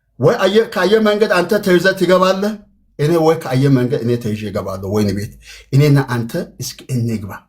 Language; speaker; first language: Amharic; non-native, local second language; Wolaytta